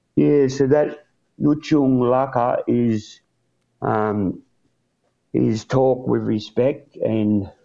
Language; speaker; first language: English; native; English